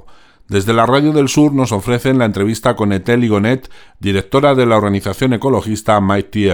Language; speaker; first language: Spanish; native; Spanish